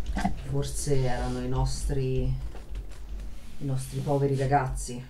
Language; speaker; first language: Italian; native; Italian